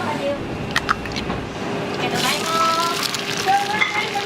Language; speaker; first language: Japanese; native; Japanese